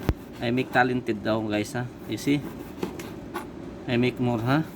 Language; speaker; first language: English; non-native, learner; Filipino